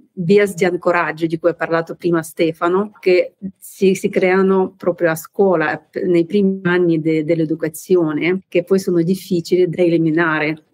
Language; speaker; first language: Italian; non-native, fluent; Ukrainian